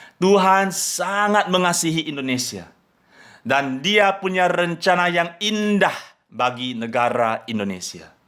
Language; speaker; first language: Indonesian; non-native, fluent; English